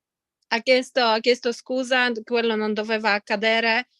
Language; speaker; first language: Italian; non-native, fluent; Polish